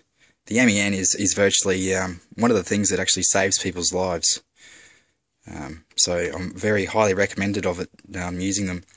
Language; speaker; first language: English; native; English